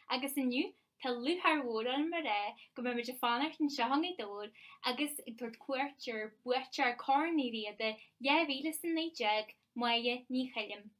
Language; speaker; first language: Irish; native; Irish